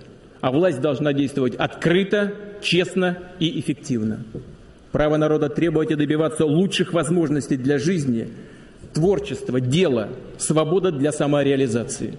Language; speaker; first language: Russian; native; Russian